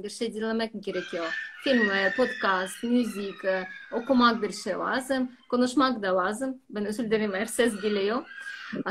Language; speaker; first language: Turkish; non-native, learner; Russian